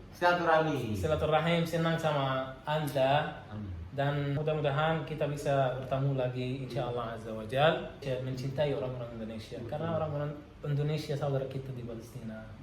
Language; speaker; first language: Indonesian; non-native, learner; Arabic